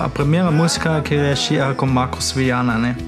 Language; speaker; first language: Portuguese; non-native, fluent; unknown